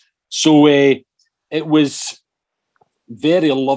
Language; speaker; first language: English; native; English